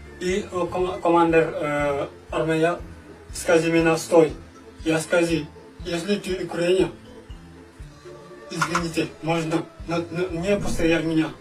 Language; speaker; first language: Russian; non-native, learner; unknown